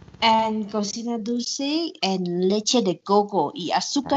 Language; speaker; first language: Spanish; non-native, learner; Thai